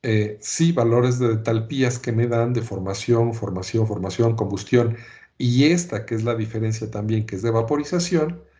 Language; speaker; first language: Spanish; native; Spanish